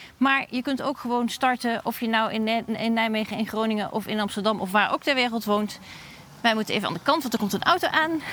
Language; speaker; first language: Dutch; native; Dutch